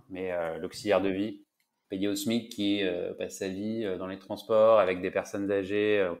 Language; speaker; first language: French; native; French